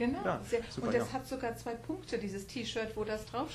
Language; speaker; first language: German; native; German